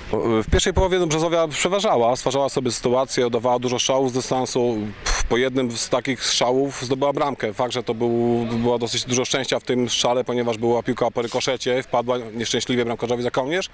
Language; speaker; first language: Polish; native; Polish